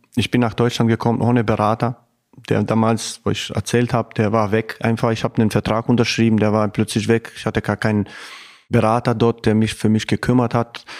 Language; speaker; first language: German; non-native, fluent; Albanian